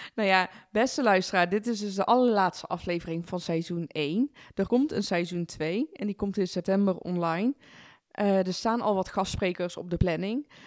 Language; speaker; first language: Dutch; early bilingual, other home language; Persian